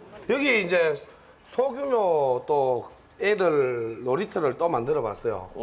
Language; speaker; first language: Korean; native; Korean